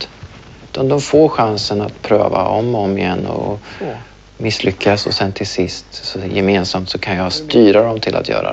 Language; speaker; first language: Swedish; native; Swedish